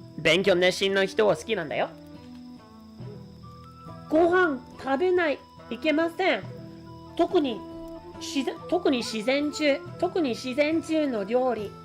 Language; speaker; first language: Japanese; native; Japanese